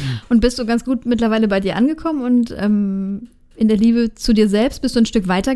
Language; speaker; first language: German; native; German